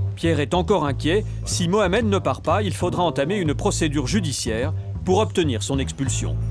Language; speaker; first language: French; native; French